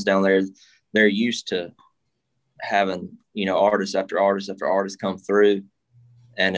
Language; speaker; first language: English; native; English